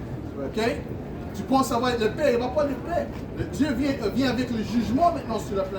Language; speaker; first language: French; non-native, learner; English